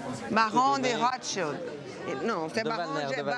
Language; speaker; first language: French; non-native, learner; Portuguese